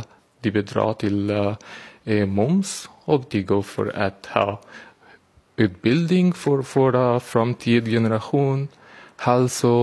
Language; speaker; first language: Swedish; non-native, learner; Arabic